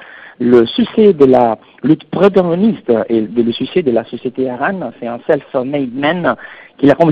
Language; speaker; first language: French; non-native, fluent; Italian